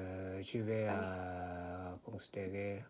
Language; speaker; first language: French; non-native, learner; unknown